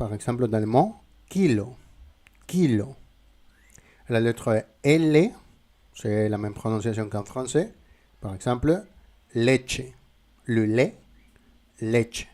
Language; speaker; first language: French; non-native, fluent; Spanish